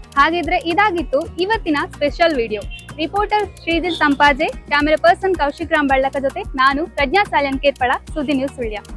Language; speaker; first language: Kannada; native; Kannada